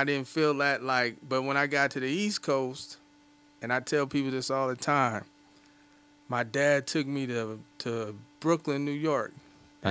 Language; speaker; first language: English; native; English